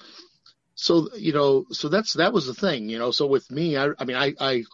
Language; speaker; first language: English; native; English